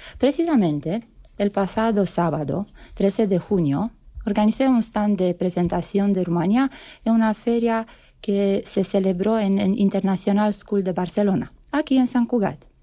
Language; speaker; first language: Spanish; non-native, fluent; Romanian